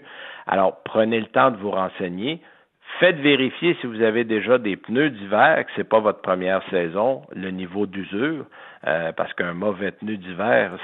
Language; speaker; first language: French; native; French